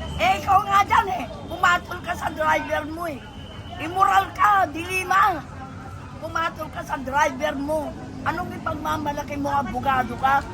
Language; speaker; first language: Filipino; non-native, local second language; Iloko